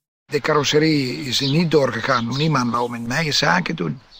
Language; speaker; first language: Dutch; non-native, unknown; Italian